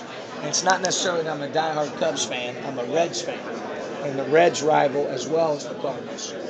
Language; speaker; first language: English; native; English